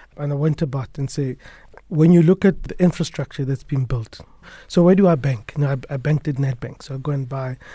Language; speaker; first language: English; non-native, local second language; Tswana